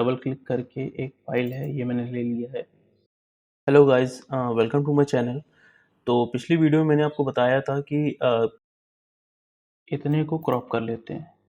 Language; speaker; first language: Hindi; native; Hindi